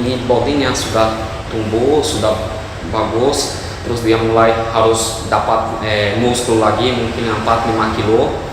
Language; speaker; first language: Indonesian; non-native, fluent; Portuguese